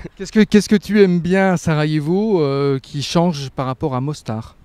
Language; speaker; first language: French; native; French